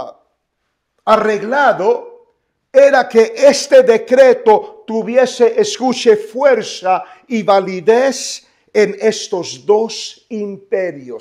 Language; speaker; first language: Spanish; native; Spanish